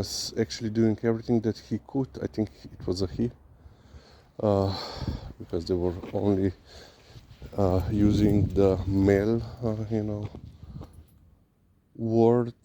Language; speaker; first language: English; non-native, fluent; Slovenian